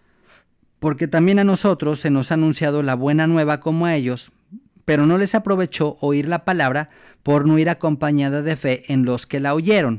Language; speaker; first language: Spanish; native; Spanish